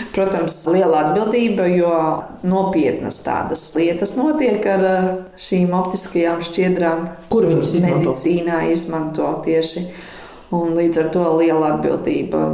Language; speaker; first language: Latvian; native; Latvian